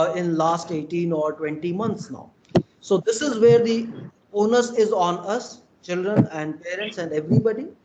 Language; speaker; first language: English; non-native, local second language; Hindi